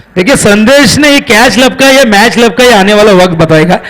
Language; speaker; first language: Hindi; non-native, local second language; Marathi